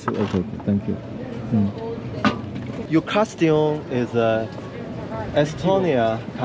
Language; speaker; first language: English; non-native, learner; Chinese